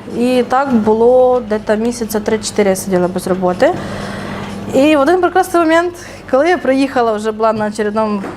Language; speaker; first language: Ukrainian; non-native, local second language; Russian